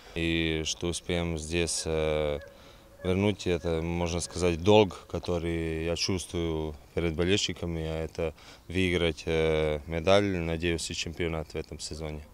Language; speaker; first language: Russian; non-native, fluent; Serbian